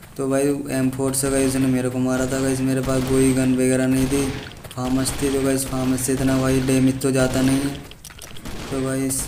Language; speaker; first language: Hindi; native; Hindi